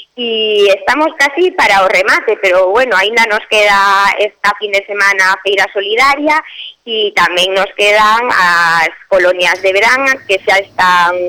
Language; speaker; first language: Galician; non-native, local second language; Spanish